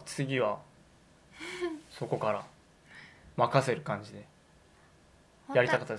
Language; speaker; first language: Japanese; non-native, fluent; Korean